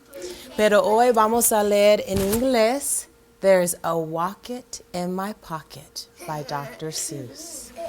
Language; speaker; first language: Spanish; early bilingual, heritage; English